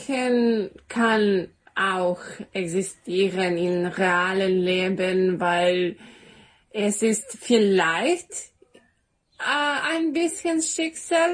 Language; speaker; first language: German; non-native, learner; Serbian